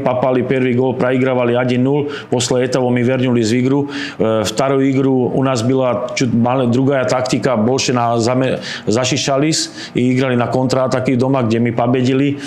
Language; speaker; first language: Russian; non-native, learner; Slovak